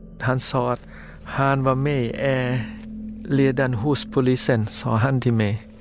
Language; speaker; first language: Swedish; non-native, fluent; Thai